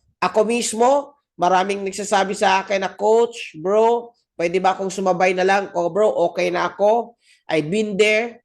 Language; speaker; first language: Filipino; non-native, local second language; Cebuano